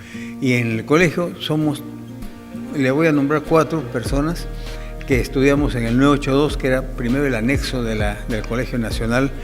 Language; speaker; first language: Spanish; native; Spanish